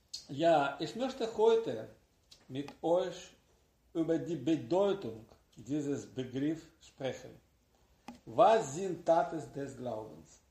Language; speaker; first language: German; non-native, learner; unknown